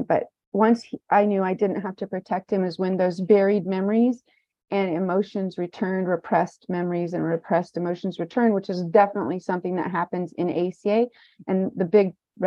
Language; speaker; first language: English; native; English